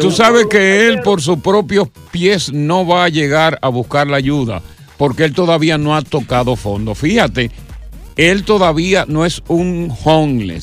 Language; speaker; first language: Spanish; native; Spanish